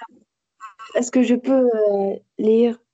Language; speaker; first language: French; non-native, learner; Arabic